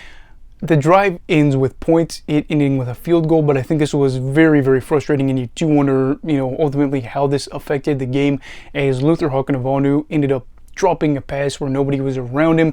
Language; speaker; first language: English; native; English